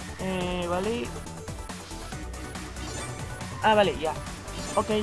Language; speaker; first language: Spanish; native; Spanish